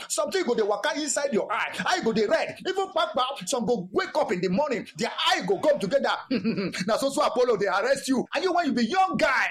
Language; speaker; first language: Nigerian Pidgin; non-native, local second language; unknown